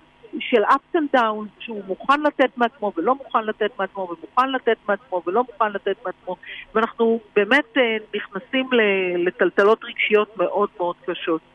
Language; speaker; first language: Hebrew; native; Hebrew